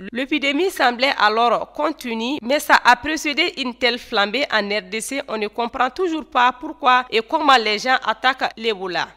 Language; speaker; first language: French; non-native, local second language; Bambara